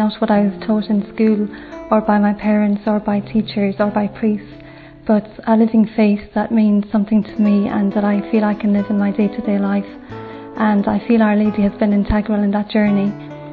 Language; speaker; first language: English; native; English